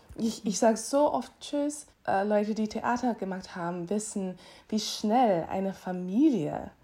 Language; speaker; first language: German; early bilingual, heritage; English